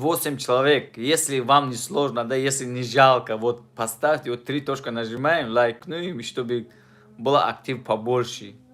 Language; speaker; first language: Russian; non-native, fluent; Tajik